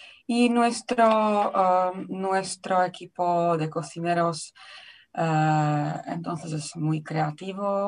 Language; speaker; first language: Spanish; non-native, fluent; Czech